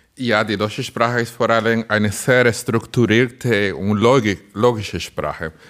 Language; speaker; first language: German; non-native, fluent; Spanish